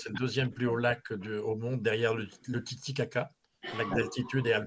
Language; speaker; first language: French; native; French